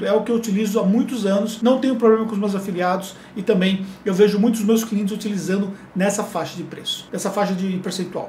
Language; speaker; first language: Portuguese; native; Portuguese